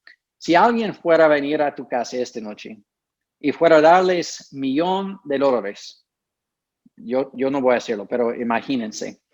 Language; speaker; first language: Spanish; non-native, fluent; English